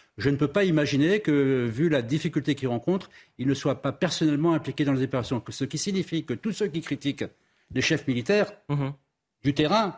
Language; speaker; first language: French; native; French